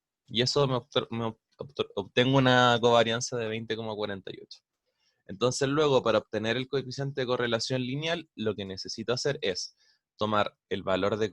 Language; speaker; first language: Spanish; native; Spanish